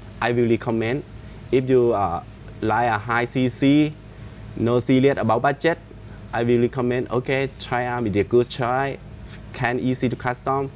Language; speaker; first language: English; non-native, learner; Thai